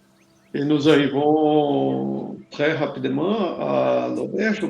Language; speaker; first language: French; non-native, learner; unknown